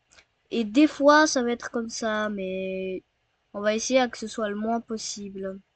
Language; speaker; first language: French; native; French